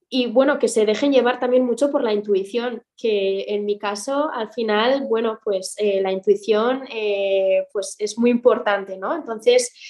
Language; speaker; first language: Spanish; native; Spanish